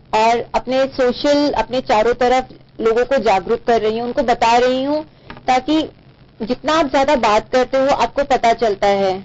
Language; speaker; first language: Hindi; native; Hindi